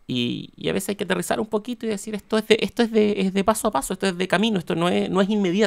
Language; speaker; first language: Spanish; native; Spanish